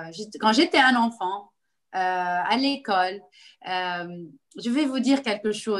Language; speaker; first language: French; non-native, local second language; Arabic